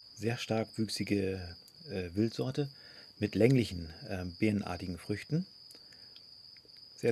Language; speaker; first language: German; native; German